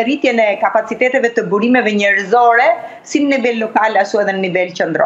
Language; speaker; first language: Albanian; native; Albanian